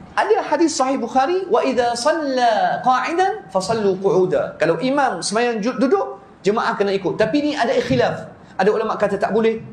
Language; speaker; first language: Malay; non-native, fluent; Arabic